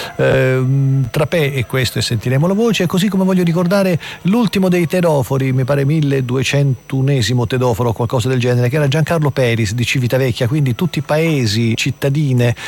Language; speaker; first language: Italian; native; Italian